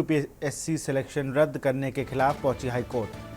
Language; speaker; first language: Hindi; native; Hindi